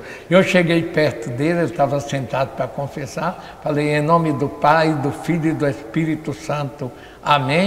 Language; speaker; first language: Portuguese; native; Portuguese